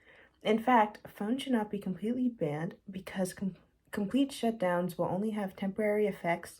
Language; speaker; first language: English; native; English